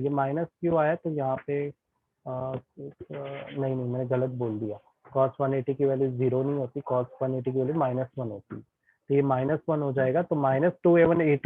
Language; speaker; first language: Hindi; native; Hindi